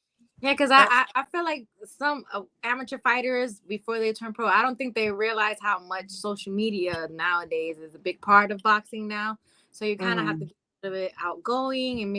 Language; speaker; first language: English; native; English